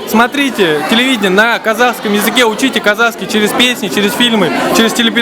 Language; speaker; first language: Russian; native; Russian